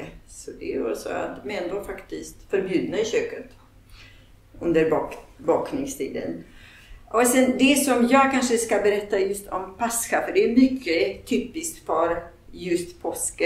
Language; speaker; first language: Swedish; non-native, fluent; Polish